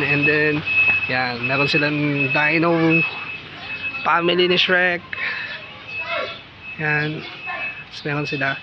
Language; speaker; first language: Filipino; native; Filipino